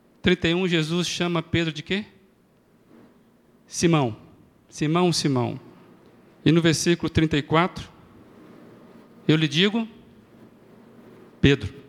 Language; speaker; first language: Portuguese; native; Portuguese